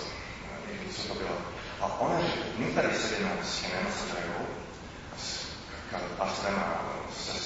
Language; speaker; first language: Czech; non-native, fluent; English